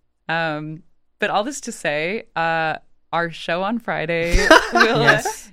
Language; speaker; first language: English; non-native, local second language; French